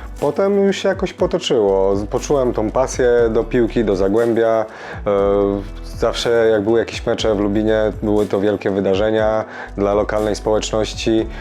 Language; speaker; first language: Polish; native; Polish